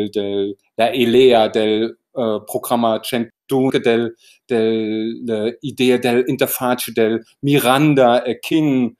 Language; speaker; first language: Italian; non-native, learner; German